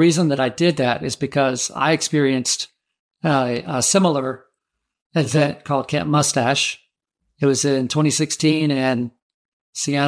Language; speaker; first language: English; native; English